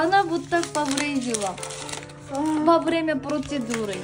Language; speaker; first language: Russian; non-native, fluent; Korean